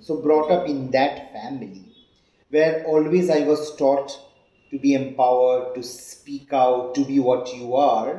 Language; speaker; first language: English; non-native, local second language; Hindi